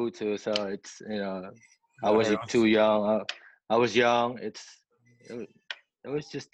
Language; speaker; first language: English; non-native, local second language; Filipino